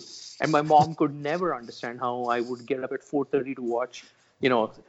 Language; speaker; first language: English; non-native, local second language; Marathi